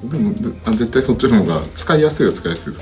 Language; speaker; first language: Japanese; native; Japanese